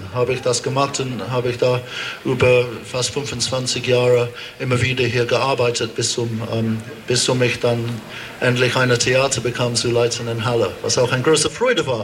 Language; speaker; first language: German; non-native, fluent; English